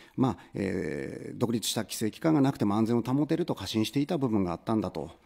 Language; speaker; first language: Japanese; native; Japanese